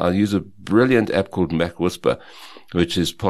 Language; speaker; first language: English; native; English